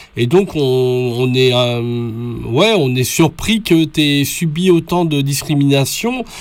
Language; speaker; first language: French; native; French